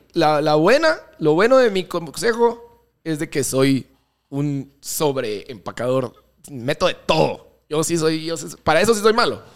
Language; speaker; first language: Spanish; non-native, fluent; Dutch